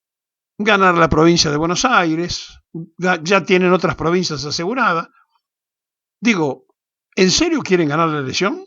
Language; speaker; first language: Spanish; native; Spanish